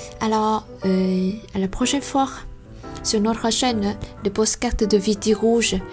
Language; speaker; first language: French; non-native, fluent; Vietnamese